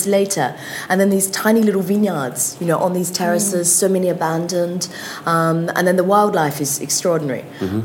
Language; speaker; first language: English; native; English